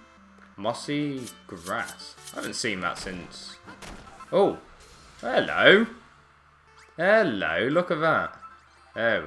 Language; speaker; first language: English; native; English